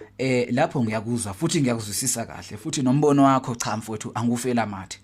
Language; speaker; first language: Zulu; native; Zulu